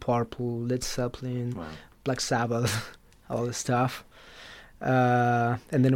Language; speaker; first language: English; non-native, fluent; Spanish